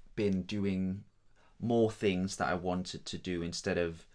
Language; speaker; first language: English; non-native, fluent; Danish